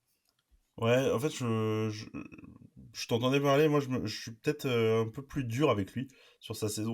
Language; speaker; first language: French; native; French